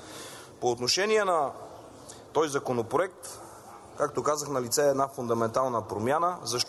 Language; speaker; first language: Bulgarian; native; Bulgarian